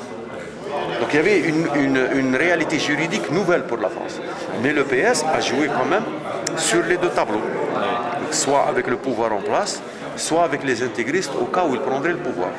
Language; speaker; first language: French; non-native, local second language; Arabic